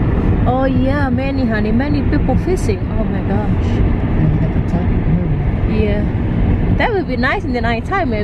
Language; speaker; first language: English; non-native, learner; Indonesian